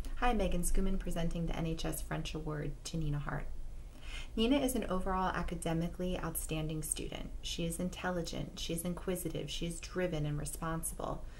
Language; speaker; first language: English; native; English